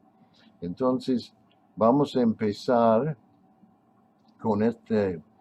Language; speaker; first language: Spanish; non-native, fluent; English